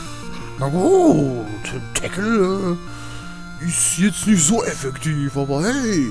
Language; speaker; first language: German; native; German